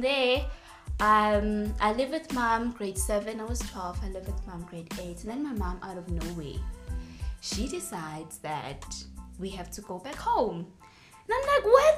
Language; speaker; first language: English; non-native, local second language; Zulu